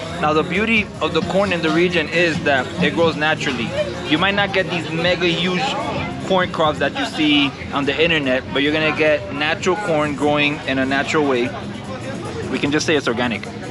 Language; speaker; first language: English; early bilingual, other home language; Spanish